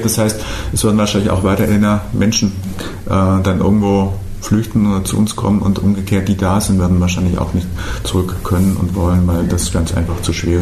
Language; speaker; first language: German; native; German